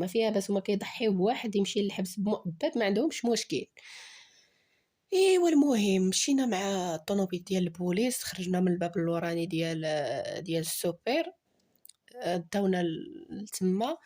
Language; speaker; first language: Arabic; native; Arabic